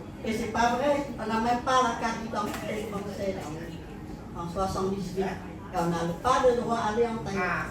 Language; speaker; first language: French; non-native, fluent; Khmer